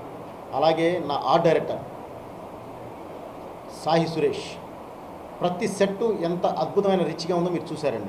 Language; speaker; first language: Telugu; native; Telugu